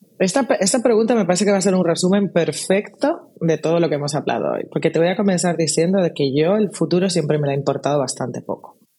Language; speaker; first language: Spanish; native; Spanish